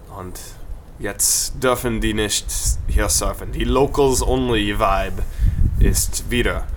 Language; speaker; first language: German; non-native, learner; English